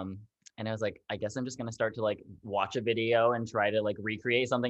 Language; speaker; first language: English; native; English